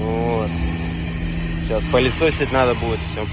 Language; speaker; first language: Russian; native; Russian